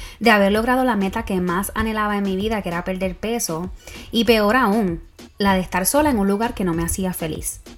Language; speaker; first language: Spanish; native; Spanish